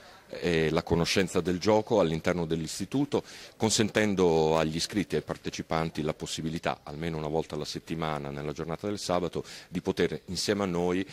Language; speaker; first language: Italian; native; Italian